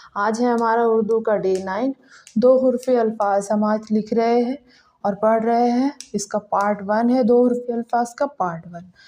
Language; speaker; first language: Hindi; native; Hindi